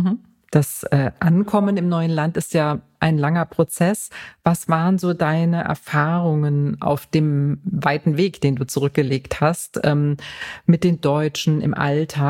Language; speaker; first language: German; native; German